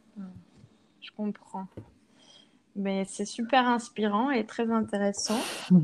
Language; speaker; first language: French; native; French